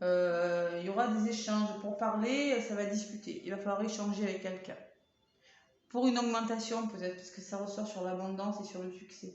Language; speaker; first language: French; native; French